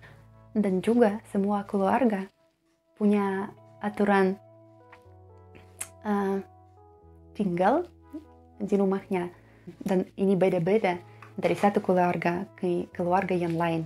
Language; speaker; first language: Indonesian; non-native, fluent; Russian